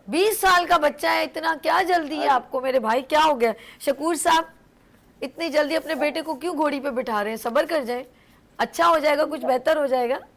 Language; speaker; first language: Urdu; native; Urdu